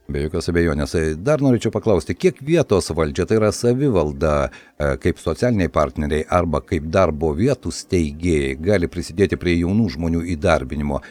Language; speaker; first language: Lithuanian; native; Lithuanian